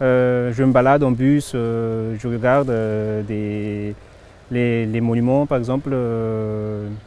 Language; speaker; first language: French; non-native, local second language; Malagasy